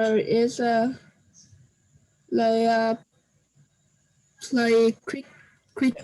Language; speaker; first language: English; non-native, learner; Vietnamese